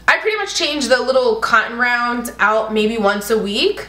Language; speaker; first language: English; native; English